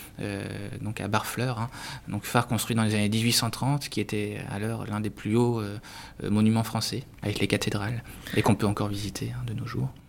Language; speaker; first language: French; native; French